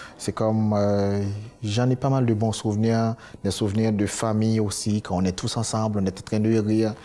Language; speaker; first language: French; non-native, local second language; Haitian Creole